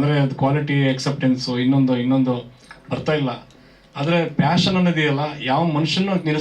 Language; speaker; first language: Kannada; native; Kannada